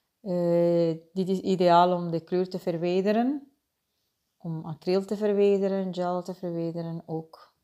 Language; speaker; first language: Dutch; non-native, fluent; Spanish